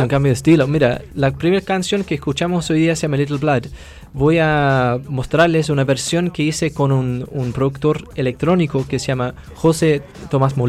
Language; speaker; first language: Spanish; non-native, fluent; English